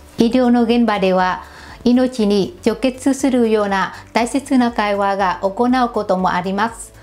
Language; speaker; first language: Japanese; non-native, fluent; Vietnamese